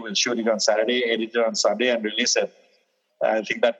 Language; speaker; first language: English; non-native, local second language; Sinhala